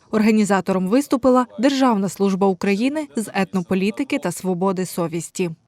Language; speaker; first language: Ukrainian; native; Ukrainian